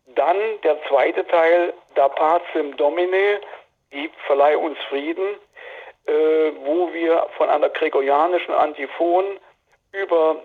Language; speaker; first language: German; native; German